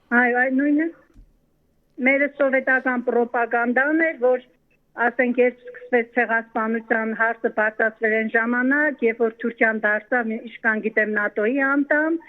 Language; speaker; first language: Armenian; native; Armenian